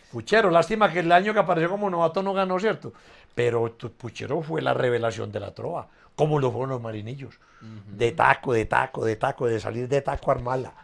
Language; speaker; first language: Spanish; native; Spanish